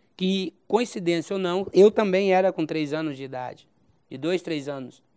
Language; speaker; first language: Portuguese; native; Portuguese